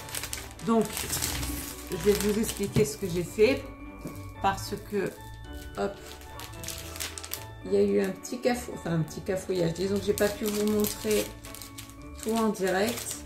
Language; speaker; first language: French; native; French